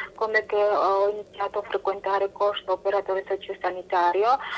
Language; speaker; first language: Italian; non-native, fluent; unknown